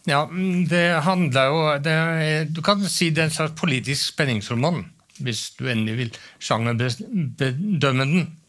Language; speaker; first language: Norwegian; native; Norwegian